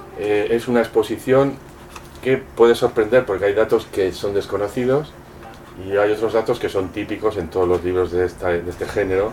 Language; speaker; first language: Spanish; native; Spanish